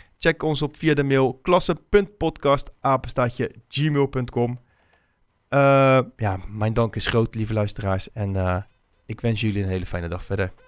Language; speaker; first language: Dutch; native; Dutch